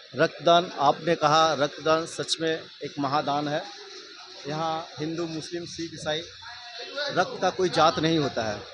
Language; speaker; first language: Hindi; non-native, local second language; Bangla